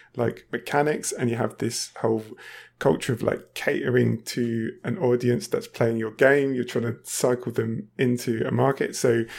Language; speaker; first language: English; native; English